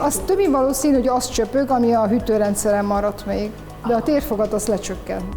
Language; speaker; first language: Hungarian; native; Hungarian